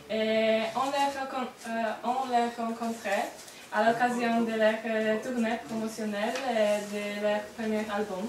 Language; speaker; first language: French; non-native, learner; Polish